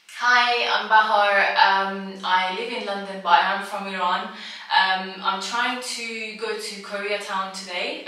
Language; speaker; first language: English; non-native, fluent; Persian